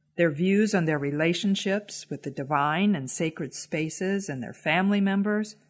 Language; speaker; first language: English; native; English